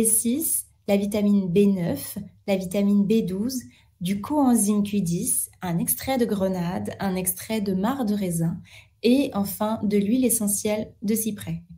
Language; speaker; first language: French; native; French